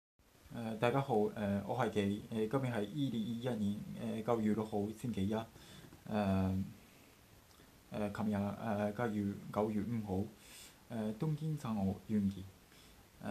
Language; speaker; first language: Cantonese; non-native, learner; Japanese